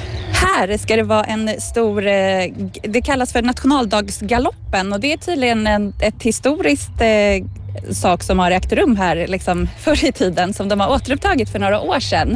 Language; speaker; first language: Swedish; native; Swedish